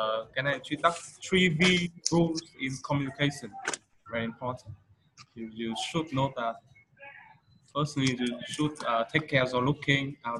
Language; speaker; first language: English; non-native, fluent; Vietnamese